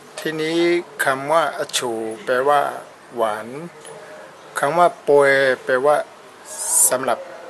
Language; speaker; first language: Thai; non-native, fluent; Burmese